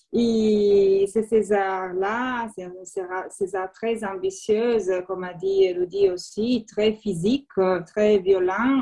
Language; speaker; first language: French; non-native, learner; Italian